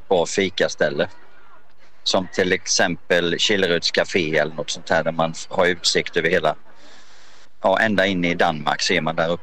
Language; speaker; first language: Swedish; native; Swedish